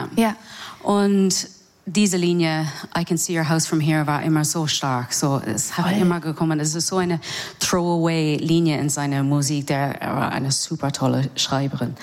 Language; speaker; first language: German; non-native, fluent; English